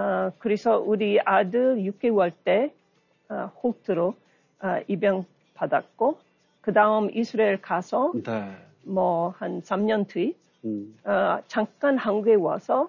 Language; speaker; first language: Korean; non-native, learner; English